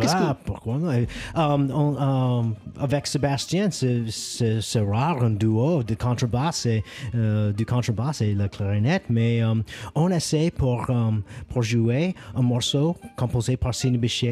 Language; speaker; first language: French; non-native, learner; English